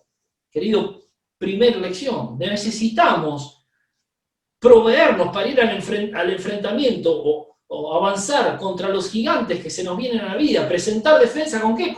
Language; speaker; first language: Spanish; native; Spanish